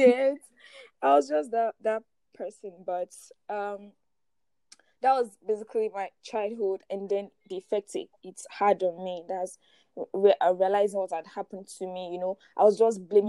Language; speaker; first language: English; non-native, local second language; Yoruba